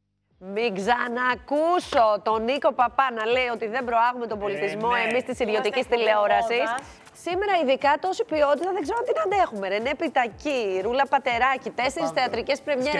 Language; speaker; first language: Greek; native; Greek